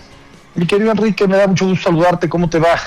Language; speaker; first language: Spanish; native; Spanish